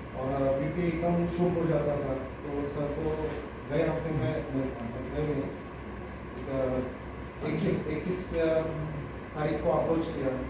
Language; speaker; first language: Hindi; non-native, local second language; Marathi